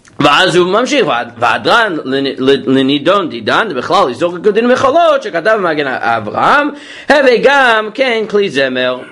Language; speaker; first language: Hebrew; non-native, fluent; English